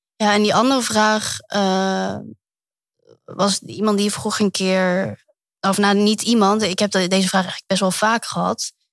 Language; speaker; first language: Dutch; early bilingual, other home language; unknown